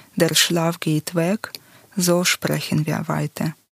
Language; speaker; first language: German; non-native, fluent; Ukrainian